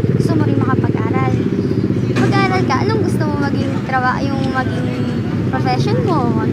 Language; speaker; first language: Filipino; native; Filipino